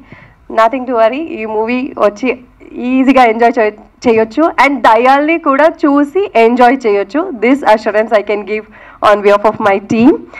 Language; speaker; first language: Telugu; non-native, local second language; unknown